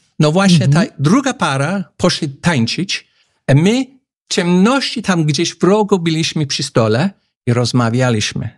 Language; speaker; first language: Polish; non-native, fluent; English